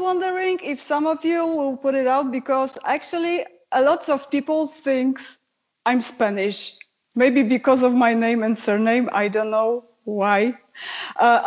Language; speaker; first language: English; non-native, fluent; Polish